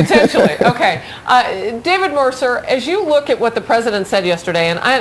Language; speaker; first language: English; native; English